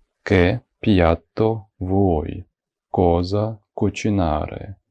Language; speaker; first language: Italian; non-native, fluent; Ukrainian